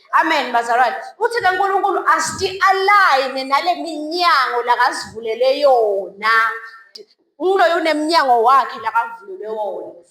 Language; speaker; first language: Zulu; non-native, local second language; Swati